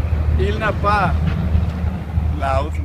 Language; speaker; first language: French; non-native, learner; Spanish